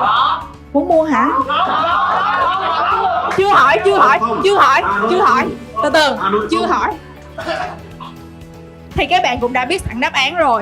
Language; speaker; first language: Vietnamese; native; Vietnamese